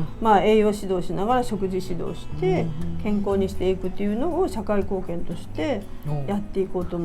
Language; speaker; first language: Japanese; native; Japanese